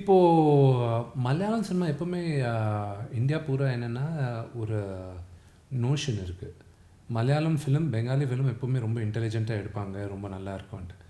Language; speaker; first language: Tamil; non-native, local second language; Telugu